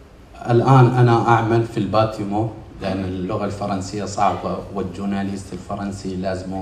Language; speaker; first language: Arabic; native; Arabic